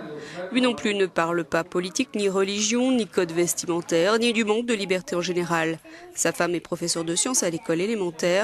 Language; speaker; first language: French; native; French